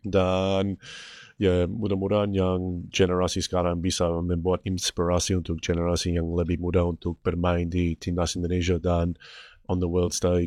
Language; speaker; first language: Indonesian; non-native, fluent; English